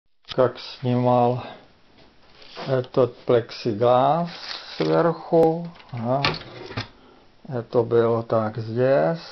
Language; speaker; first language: Russian; non-native, fluent; Czech